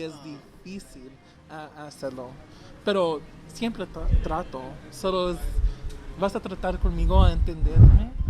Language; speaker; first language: Spanish; early bilingual, heritage; English